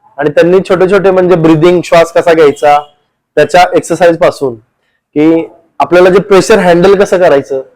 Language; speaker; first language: Marathi; native; Marathi